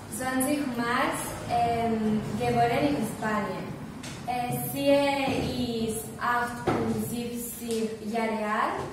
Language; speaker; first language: German; non-native, learner; Catalan